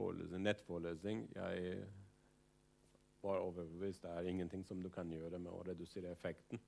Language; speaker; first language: Norwegian; non-native, fluent; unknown